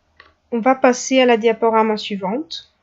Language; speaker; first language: French; non-native, fluent; Russian